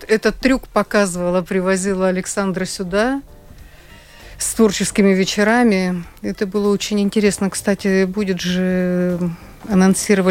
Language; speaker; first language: Russian; native; Russian